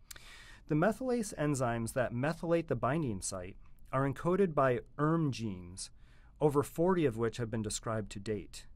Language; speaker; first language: English; native; English